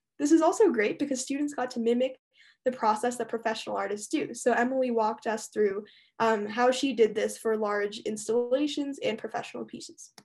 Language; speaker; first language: English; native; English